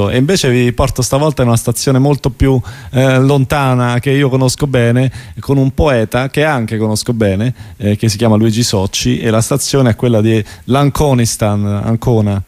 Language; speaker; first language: Italian; native; Italian